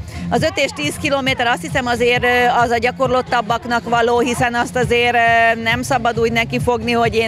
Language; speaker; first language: Hungarian; native; Hungarian